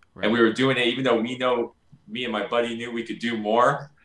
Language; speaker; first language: English; native; English